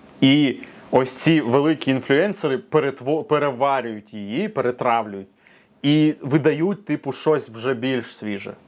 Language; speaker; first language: Ukrainian; non-native, local second language; Russian